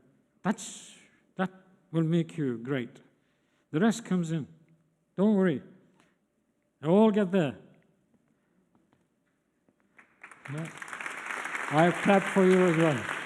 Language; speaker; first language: English; non-native, fluent; Arabic